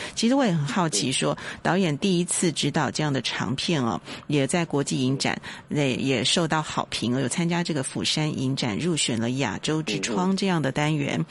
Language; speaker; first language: Chinese; native; Chinese